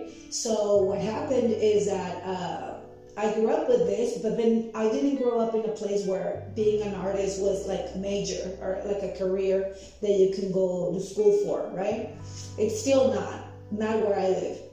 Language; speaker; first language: English; non-native, fluent; Spanish